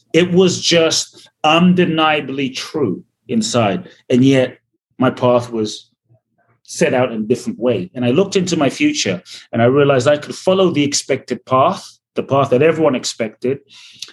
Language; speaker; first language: English; native; English